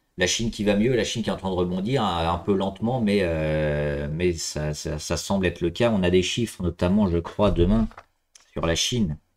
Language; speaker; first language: French; native; French